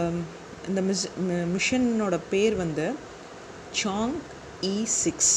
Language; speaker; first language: Tamil; native; Tamil